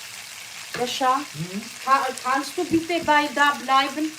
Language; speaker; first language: German; non-native, learner; Kurdish